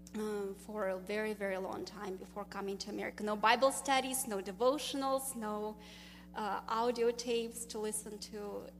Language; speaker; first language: English; non-native, fluent; Russian